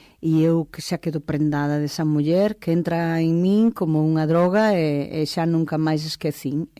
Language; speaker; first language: Galician; early bilingual, other home language; Portuguese